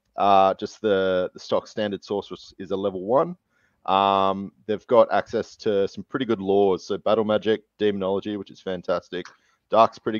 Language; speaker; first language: English; native; English